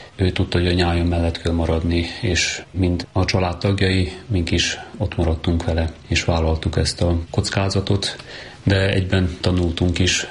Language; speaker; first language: Hungarian; native; Hungarian